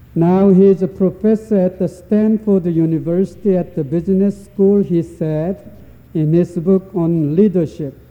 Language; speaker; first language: English; non-native, fluent; Korean